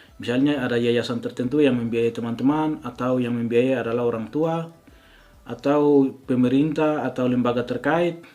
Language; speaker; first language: Indonesian; native; Indonesian